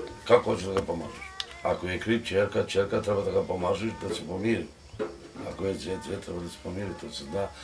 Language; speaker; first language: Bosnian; non-native, local second language; Romany